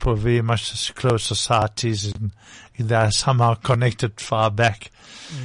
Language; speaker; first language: English; non-native, fluent; French